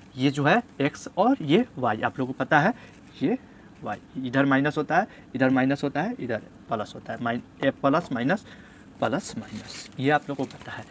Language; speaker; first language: Hindi; native; Hindi